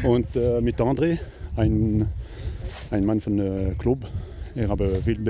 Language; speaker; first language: German; non-native, local second language; French